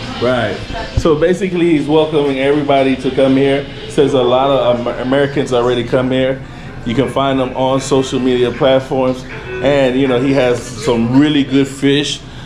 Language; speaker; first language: English; native; English